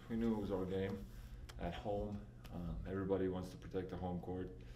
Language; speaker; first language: English; non-native, fluent; Latvian